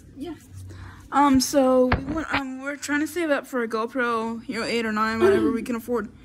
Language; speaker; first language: English; native; English